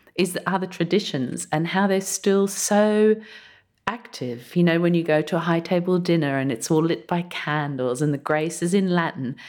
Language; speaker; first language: English; early bilingual, other home language; German